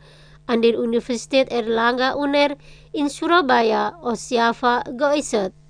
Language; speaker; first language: German; non-native, fluent; Indonesian